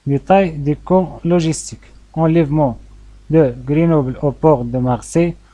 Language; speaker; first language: French; non-native, local second language; Arabic